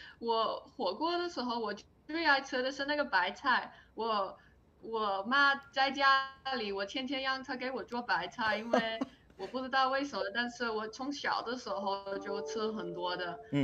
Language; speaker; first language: Chinese; early bilingual, heritage; English